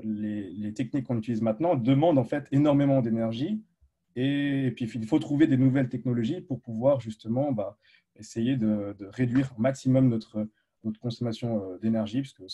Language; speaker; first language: French; native; French